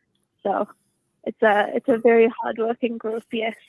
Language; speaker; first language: English; native; English